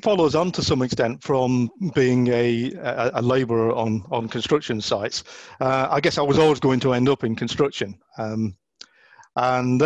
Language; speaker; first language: English; native; English